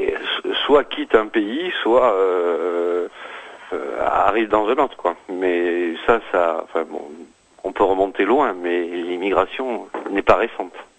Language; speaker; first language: French; native; French